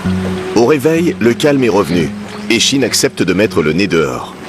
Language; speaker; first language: French; native; French